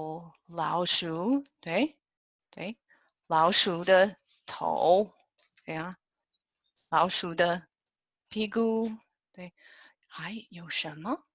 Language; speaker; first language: Chinese; non-native, fluent; English